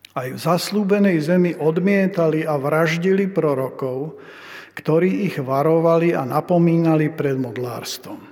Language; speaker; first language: Slovak; native; Slovak